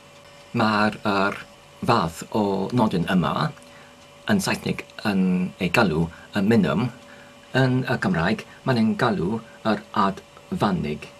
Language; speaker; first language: Welsh; non-native, learner; English